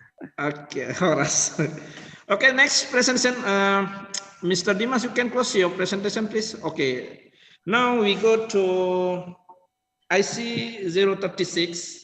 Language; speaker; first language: English; non-native, learner; Indonesian